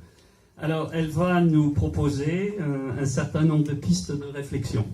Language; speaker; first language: French; native; French